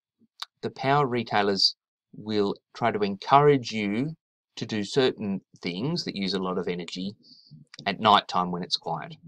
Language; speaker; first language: English; native; English